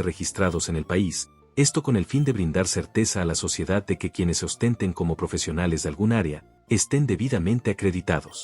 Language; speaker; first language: Spanish; native; Spanish